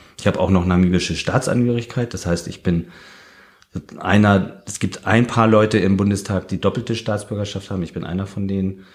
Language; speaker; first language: German; early bilingual, heritage; German